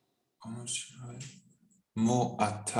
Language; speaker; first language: Japanese; non-native, learner; German